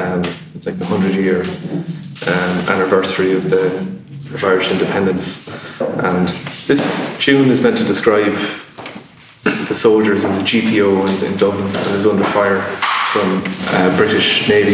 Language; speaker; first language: English; non-native, local second language; Irish